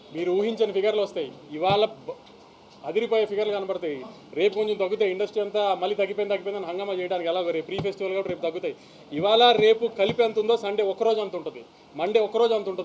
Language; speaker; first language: Telugu; native; Telugu